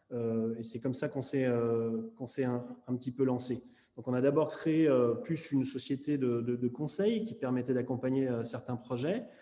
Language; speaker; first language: French; native; French